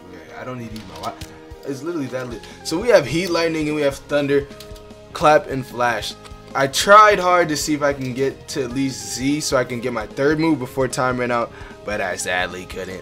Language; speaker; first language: English; native; English